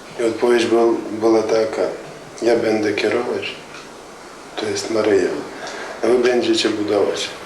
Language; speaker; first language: Polish; non-native, learner; Ukrainian